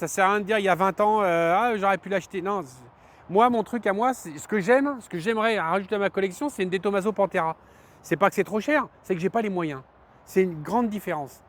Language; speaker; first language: French; native; French